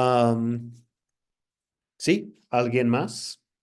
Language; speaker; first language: Spanish; non-native, fluent; English